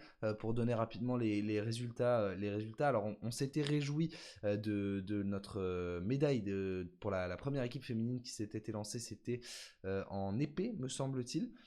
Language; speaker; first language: French; native; French